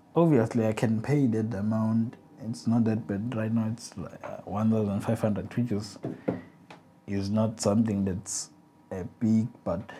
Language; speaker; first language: English; non-native, local second language; Zulu